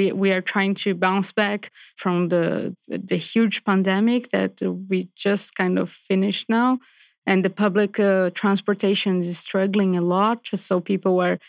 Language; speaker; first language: English; non-native, fluent; Portuguese